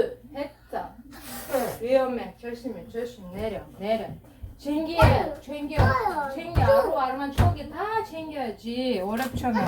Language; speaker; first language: Korean; non-native, fluent; Kazakh